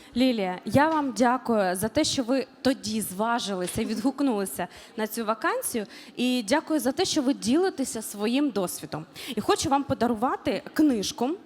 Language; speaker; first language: Ukrainian; native; Ukrainian